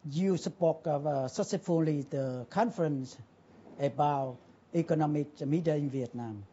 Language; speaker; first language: English; non-native, learner; Vietnamese